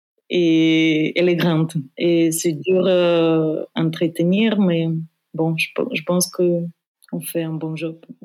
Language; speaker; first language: French; non-native, fluent; Bulgarian